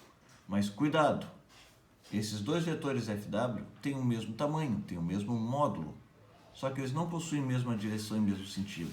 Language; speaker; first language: Portuguese; native; Portuguese